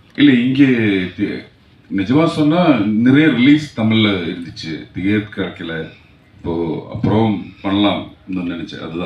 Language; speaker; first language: Tamil; non-native, learner; Malayalam